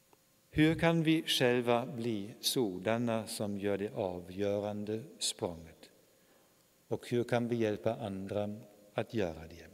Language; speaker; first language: Swedish; non-native, fluent; German